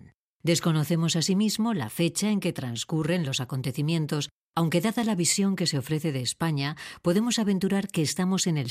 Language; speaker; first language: Spanish; native; Spanish